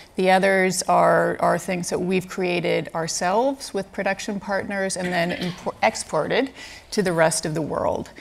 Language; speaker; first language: English; native; English